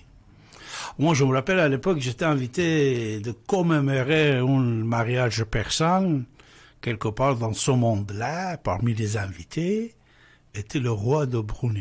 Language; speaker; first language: French; non-native, fluent; Persian